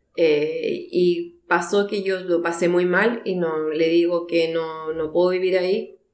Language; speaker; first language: Spanish; native; Spanish